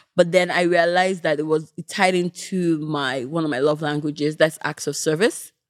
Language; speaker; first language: English; non-native, local second language; Yoruba